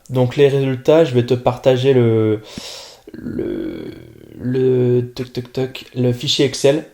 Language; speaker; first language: French; native; French